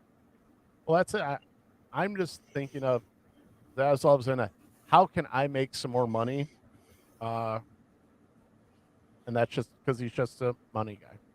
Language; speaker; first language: English; native; English